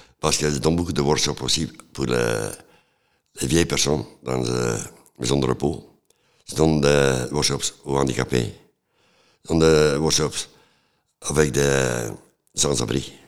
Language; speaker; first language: French; non-native, local second language; Dutch